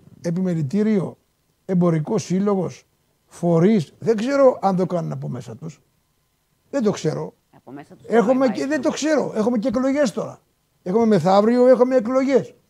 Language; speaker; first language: Greek; native; Greek